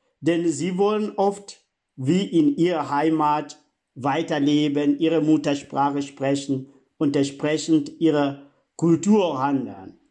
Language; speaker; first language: German; non-native, fluent; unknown